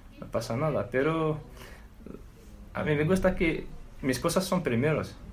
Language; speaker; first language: Spanish; non-native, learner; Arabic